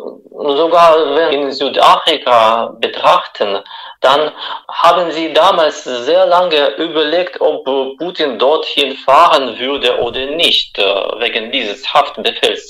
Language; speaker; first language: German; non-native, fluent; Russian